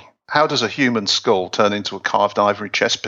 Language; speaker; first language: English; native; English